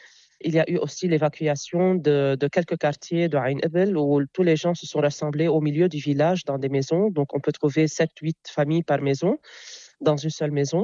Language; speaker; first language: French; non-native, local second language; Arabic